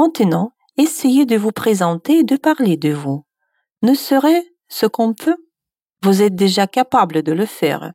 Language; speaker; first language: French; non-native, fluent; Russian